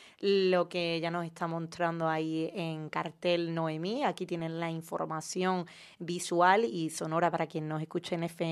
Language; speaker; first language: Spanish; native; Spanish